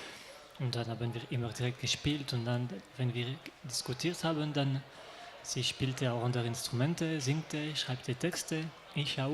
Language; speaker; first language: German; non-native, local second language; French